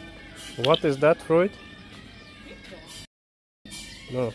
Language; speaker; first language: English; non-native, fluent; Latvian